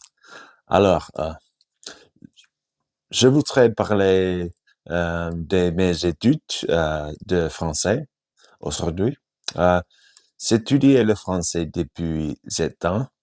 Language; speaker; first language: French; non-native, fluent; Finnish